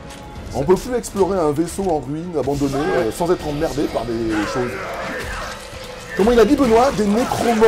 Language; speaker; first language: French; native; French